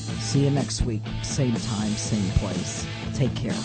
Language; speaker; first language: English; native; English